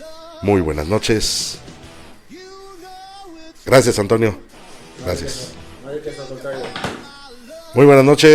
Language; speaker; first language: Spanish; native; Spanish